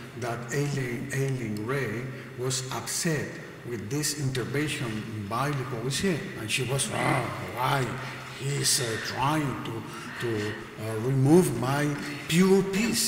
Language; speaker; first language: English; non-native, learner; Spanish